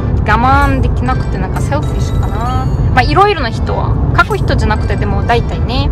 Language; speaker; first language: Japanese; non-native, learner; German